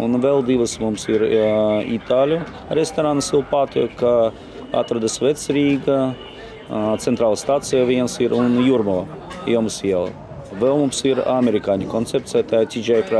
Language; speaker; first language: Latvian; non-native, local second language; Russian